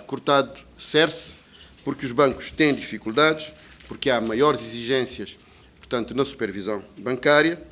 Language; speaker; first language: Portuguese; native; Portuguese